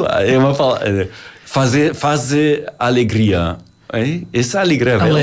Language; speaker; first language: Portuguese; non-native, learner; German